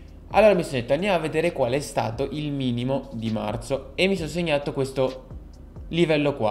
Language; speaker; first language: Italian; native; Italian